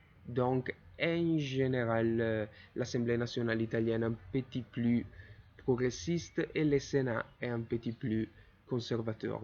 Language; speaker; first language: French; non-native, learner; Italian